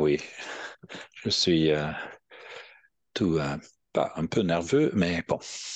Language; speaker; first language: French; non-native, fluent; English